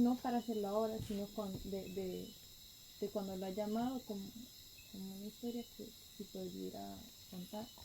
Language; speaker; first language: Spanish; non-native, fluent; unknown